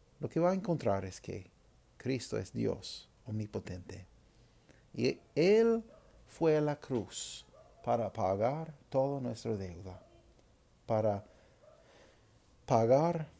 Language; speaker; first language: Spanish; non-native, fluent; English